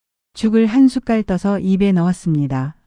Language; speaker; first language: Korean; native; Korean